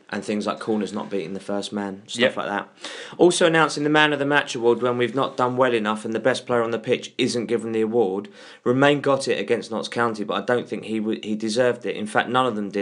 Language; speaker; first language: English; native; English